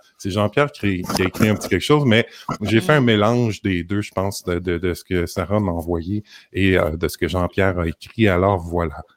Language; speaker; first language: French; native; French